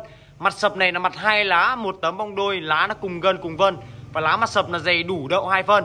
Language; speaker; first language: Vietnamese; native; Vietnamese